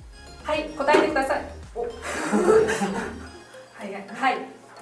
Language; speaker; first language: Japanese; non-native, fluent; Chinese